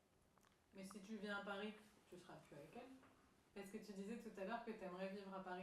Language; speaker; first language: French; native; French